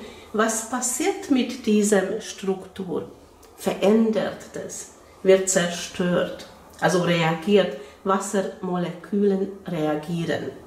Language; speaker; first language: German; non-native, fluent; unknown